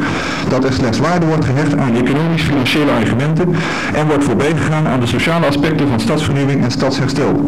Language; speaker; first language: Dutch; native; Dutch